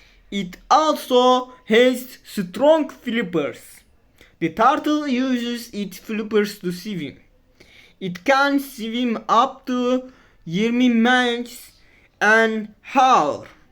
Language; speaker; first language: English; non-native, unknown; Turkish